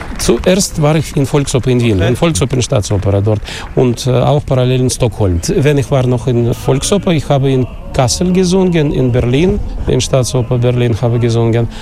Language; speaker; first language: German; non-native, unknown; Russian